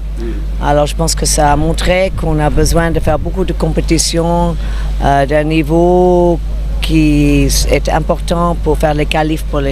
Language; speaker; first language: French; non-native, learner; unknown